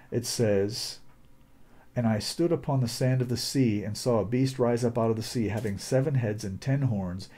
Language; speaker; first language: English; native; English